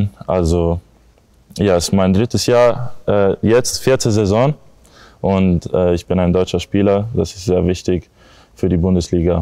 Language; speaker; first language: German; non-native, learner; English